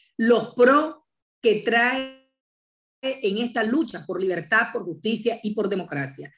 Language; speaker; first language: Spanish; native; Spanish